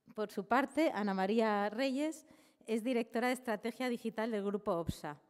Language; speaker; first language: Spanish; native; Spanish